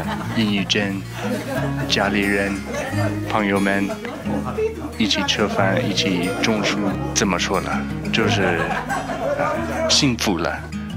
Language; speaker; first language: Chinese; non-native, learner; English